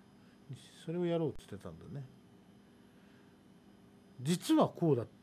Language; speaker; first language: Japanese; native; Japanese